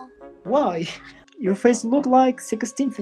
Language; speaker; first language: English; non-native, learner; German